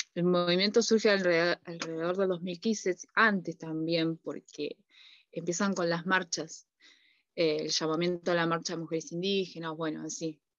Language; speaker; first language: Spanish; non-native, local second language; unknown